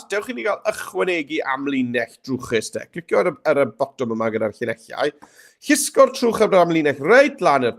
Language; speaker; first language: Welsh; native; Welsh